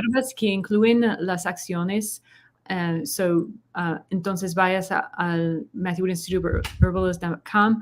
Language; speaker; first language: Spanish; non-native, learner; English